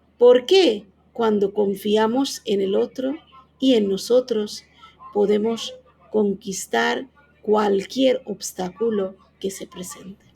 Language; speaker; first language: Spanish; non-native, fluent; Bangla